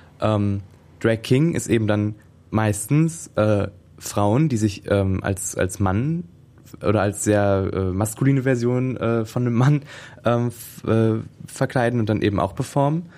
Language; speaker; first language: German; native; German